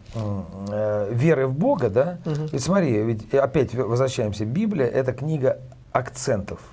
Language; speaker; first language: Russian; native; Russian